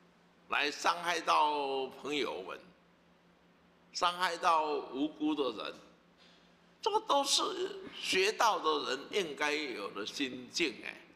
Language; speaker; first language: Chinese; native; Chinese